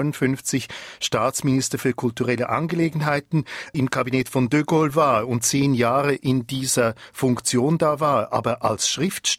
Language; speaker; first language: German; native; German